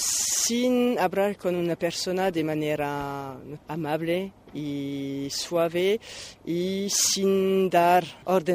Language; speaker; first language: Spanish; non-native, fluent; French